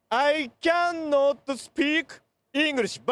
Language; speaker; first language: English; non-native, learner; Japanese